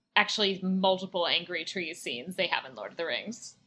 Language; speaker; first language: English; native; English